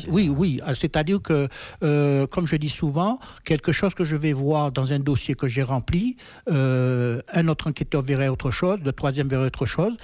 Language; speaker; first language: French; native; French